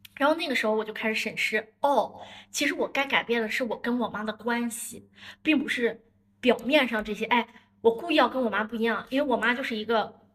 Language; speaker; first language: Chinese; native; Chinese